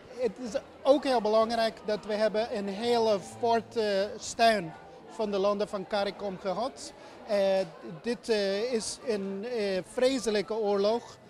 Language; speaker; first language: Dutch; non-native, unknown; English